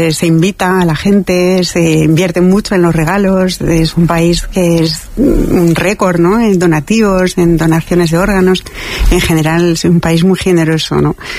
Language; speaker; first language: Spanish; non-native, fluent; French